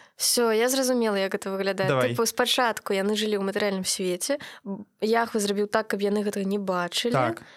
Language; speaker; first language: Belarusian; non-native, local second language; Russian